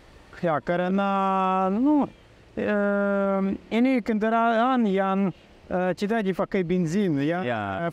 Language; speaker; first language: Indonesian; non-native, learner; Russian